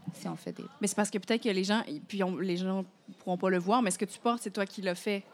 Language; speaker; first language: French; native; French